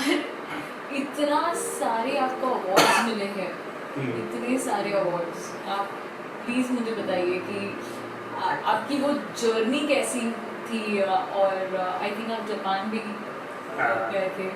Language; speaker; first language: Hindi; native; Hindi